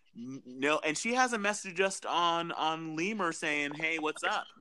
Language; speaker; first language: English; native; English